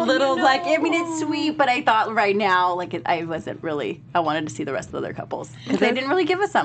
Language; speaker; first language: English; native; English